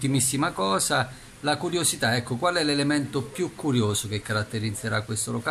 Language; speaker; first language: Italian; native; Italian